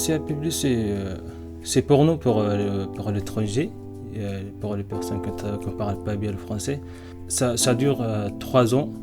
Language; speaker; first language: French; non-native, learner; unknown